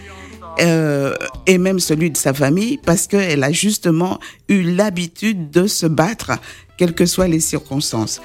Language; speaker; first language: French; native; French